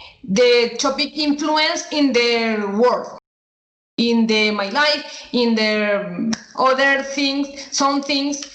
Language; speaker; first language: English; non-native, learner; Spanish